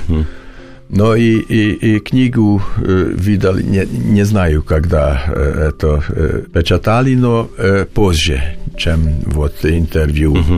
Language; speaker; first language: Russian; non-native, learner; Hungarian